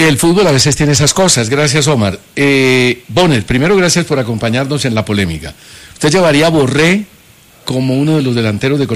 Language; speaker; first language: Spanish; native; Spanish